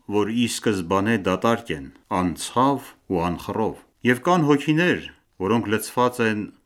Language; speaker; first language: Armenian; early bilingual, heritage; Armenian